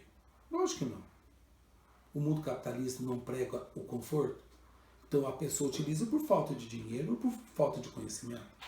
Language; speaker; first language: Portuguese; native; Portuguese